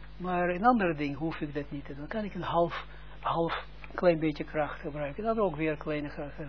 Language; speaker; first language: Dutch; non-native, fluent; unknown